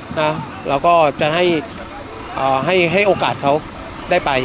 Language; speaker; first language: Thai; native; Thai